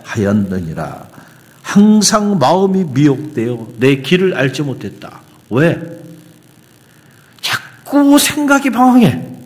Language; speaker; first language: Korean; native; Korean